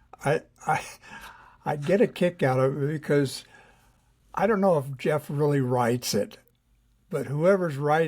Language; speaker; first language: English; native; English